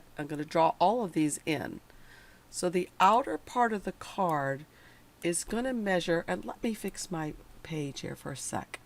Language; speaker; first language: English; native; English